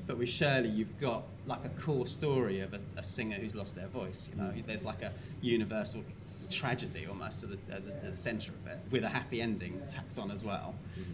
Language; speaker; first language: English; native; English